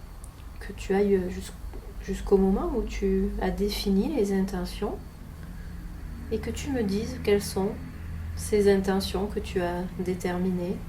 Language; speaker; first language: French; native; French